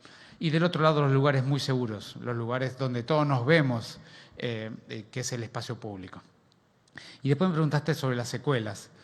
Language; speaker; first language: Spanish; native; Spanish